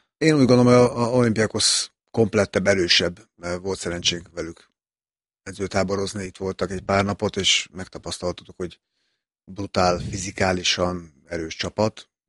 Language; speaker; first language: Hungarian; native; Hungarian